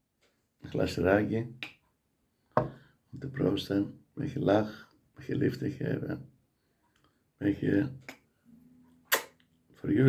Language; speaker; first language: Dutch; non-native, learner; Greek